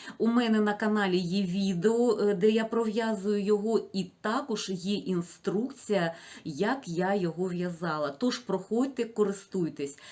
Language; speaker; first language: Ukrainian; non-native, local second language; Russian